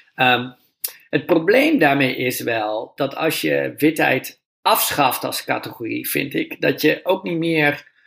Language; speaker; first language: Dutch; native; Dutch